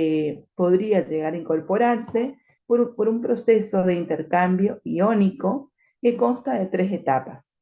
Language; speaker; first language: Spanish; native; Spanish